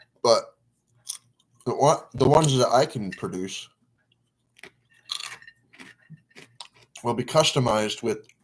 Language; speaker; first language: English; native; English